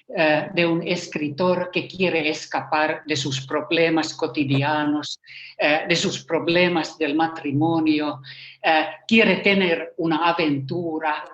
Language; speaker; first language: Spanish; non-native, fluent; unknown